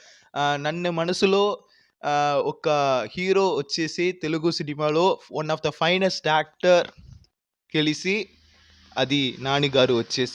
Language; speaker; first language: Telugu; non-native, learner; Tamil